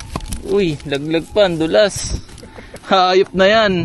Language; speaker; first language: Filipino; native; Filipino